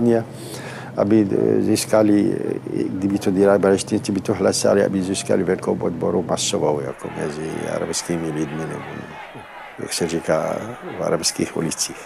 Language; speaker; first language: Czech; non-native, fluent; Arabic